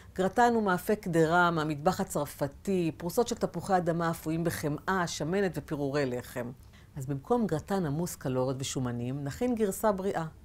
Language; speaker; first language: Hebrew; native; Hebrew